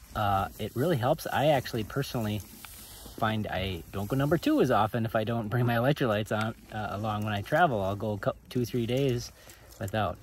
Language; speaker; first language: English; native; English